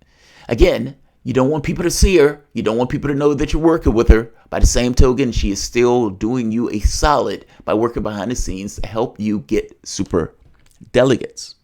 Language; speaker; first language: English; native; English